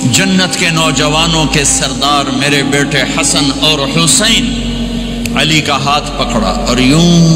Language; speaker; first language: Urdu; non-native, local second language; Punjabi